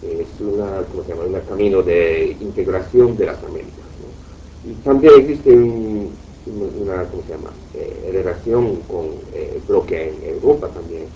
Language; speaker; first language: Spanish; non-native, fluent; Japanese